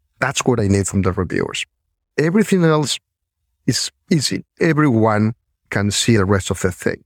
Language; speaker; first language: English; non-native, fluent; Spanish